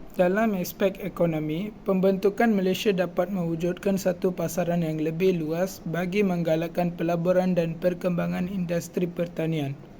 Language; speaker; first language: Malay; non-native, local second language; Tamil